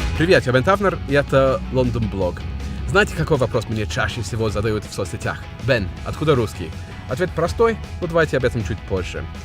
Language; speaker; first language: Russian; non-native, fluent; English